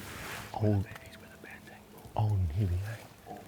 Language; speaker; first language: English; native; English